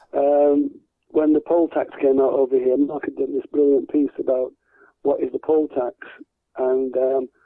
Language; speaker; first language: English; native; English